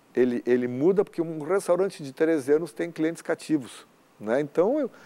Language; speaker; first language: Portuguese; native; Portuguese